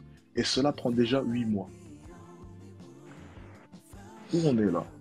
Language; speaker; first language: French; native; French